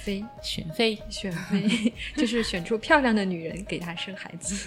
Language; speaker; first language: Chinese; non-native, learner; Japanese